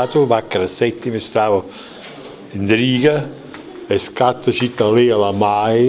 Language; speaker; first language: Latvian; non-native, learner; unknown